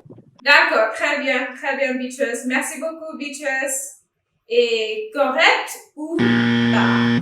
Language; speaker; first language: French; non-native, fluent; English